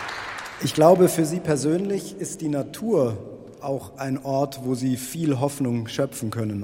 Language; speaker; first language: German; native; German